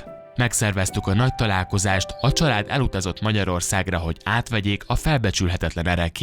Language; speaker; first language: Hungarian; native; Hungarian